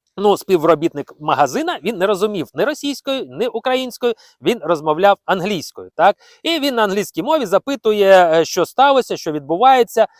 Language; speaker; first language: Ukrainian; non-native, local second language; Russian